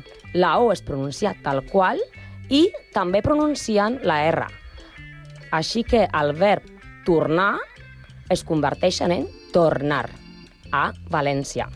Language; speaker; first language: Catalan; non-native, learner; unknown